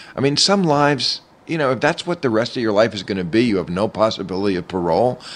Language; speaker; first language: English; native; English